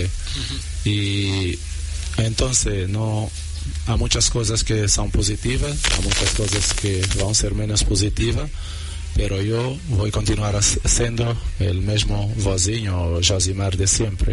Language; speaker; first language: Spanish; non-native, learner; Portuguese